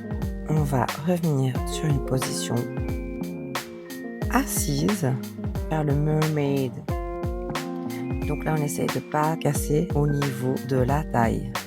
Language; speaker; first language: French; native; French